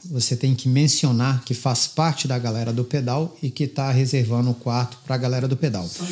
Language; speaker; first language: Portuguese; native; Portuguese